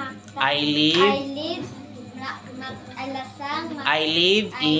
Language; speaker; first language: English; non-native, local second language; Cebuano